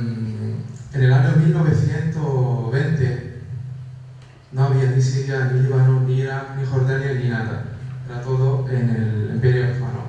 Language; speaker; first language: Spanish; non-native, fluent; Kurdish